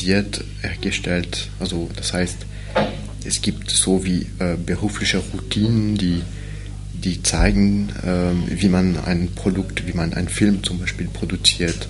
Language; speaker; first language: German; non-native, fluent; French